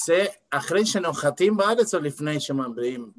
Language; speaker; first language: Hebrew; non-native, fluent; Spanish